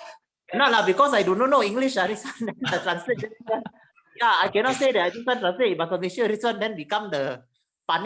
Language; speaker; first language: English; non-native, learner; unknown